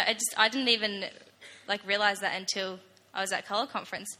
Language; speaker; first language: English; native; English